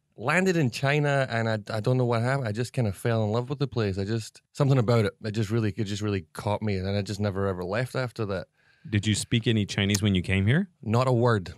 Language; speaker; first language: English; native; English